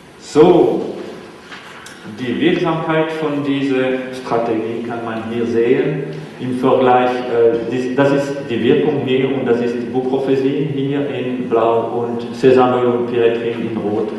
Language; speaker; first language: German; non-native, local second language; French